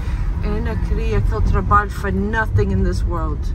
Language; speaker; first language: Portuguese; early bilingual, heritage; English